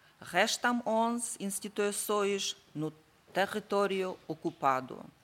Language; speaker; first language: Portuguese; non-native, learner; Ukrainian